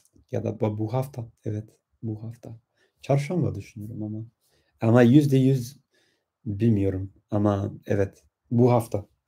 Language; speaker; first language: Turkish; non-native, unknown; English